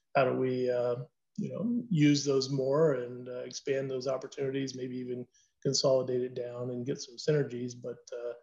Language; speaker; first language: English; native; English